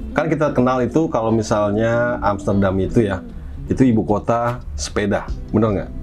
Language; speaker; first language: Indonesian; native; Indonesian